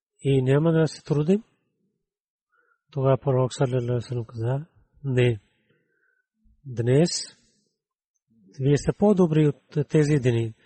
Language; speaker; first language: Bulgarian; non-native, learner; Urdu